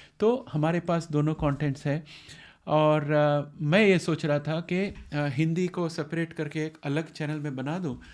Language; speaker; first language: Hindi; non-native, local second language; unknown